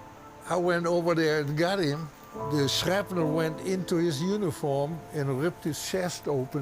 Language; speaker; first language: English; non-native, fluent; German